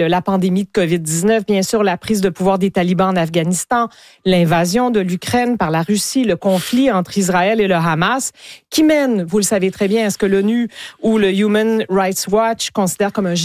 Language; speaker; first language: French; native; French